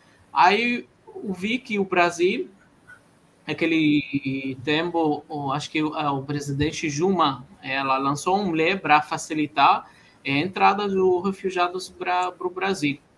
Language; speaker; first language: Portuguese; non-native, fluent; Arabic